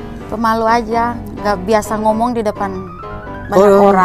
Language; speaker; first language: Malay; non-native, local second language; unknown